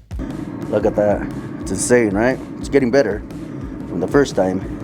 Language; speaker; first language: English; native; English